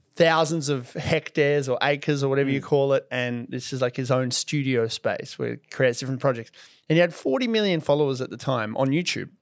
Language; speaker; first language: English; native; English